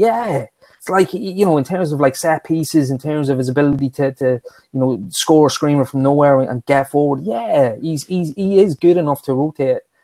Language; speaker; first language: English; native; English